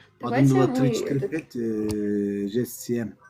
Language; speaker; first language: Russian; non-native, learner; Turkish